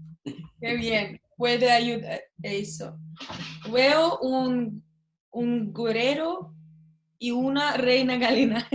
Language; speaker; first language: Spanish; non-native, learner; Russian